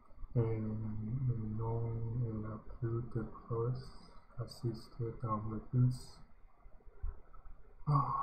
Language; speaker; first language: French; non-native, learner; English